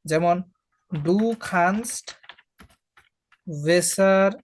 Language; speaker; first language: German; non-native, fluent; Bangla